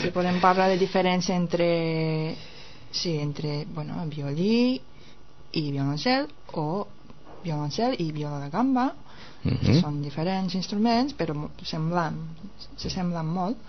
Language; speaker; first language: Catalan; non-native, fluent; Japanese